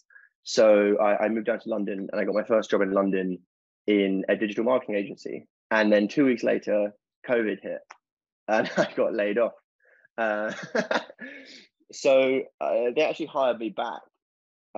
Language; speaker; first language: English; native; English